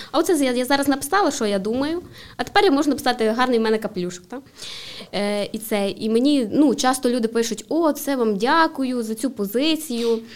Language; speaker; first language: Ukrainian; native; Ukrainian